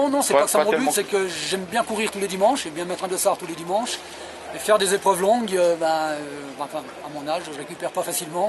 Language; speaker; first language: French; native; French